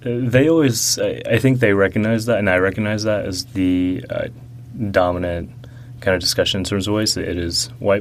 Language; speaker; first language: English; early bilingual, other home language; Russian